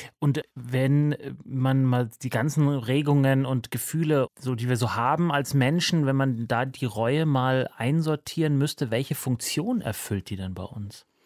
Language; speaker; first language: German; native; German